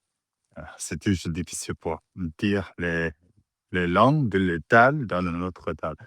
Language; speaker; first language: French; non-native, learner; English